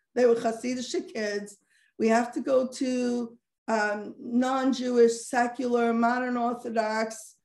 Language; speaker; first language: English; native; English